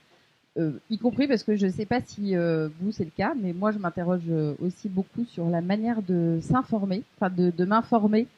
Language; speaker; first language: French; native; French